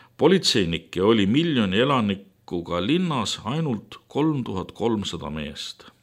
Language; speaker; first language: Estonian; native; Estonian